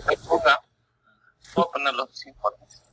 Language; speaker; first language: Spanish; native; Spanish